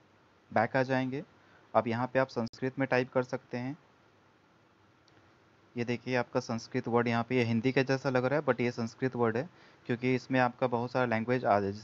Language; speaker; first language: Hindi; native; Hindi